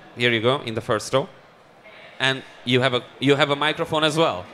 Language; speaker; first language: English; early bilingual, other home language; Hungarian